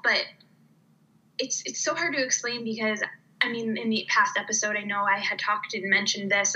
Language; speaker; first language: English; native; English